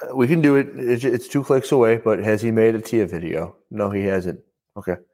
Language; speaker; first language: English; native; English